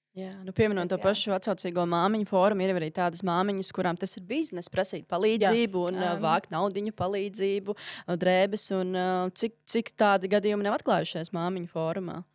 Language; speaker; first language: Latvian; native; Latvian